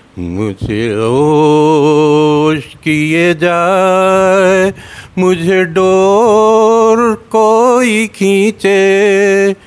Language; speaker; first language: Hindi; native; Hindi